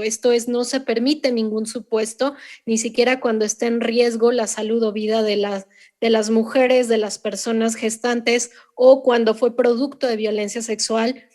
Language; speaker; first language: Spanish; native; Spanish